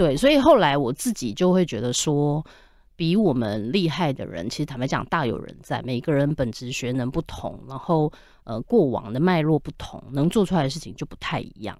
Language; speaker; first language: Chinese; native; Chinese